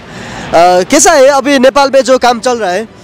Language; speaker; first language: Hindi; non-native, local second language; Nepali